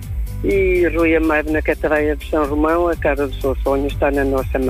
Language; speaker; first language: Portuguese; native; Portuguese